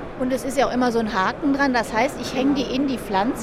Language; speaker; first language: German; native; German